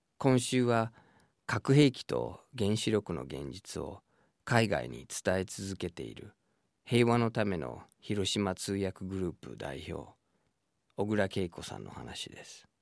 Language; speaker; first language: Japanese; non-native, fluent; English